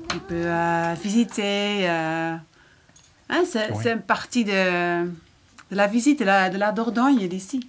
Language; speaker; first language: French; non-native, fluent; Dutch